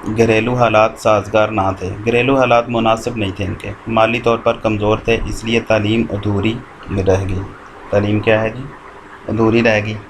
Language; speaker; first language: Urdu; non-native, local second language; Punjabi